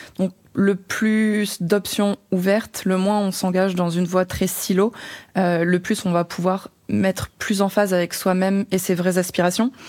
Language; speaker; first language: French; native; French